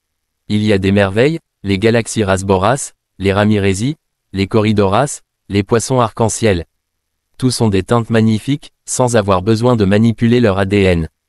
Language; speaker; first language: French; native; French